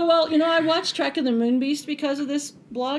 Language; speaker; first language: English; native; English